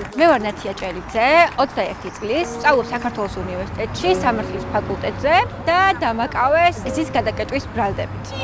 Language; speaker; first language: Georgian; native; Georgian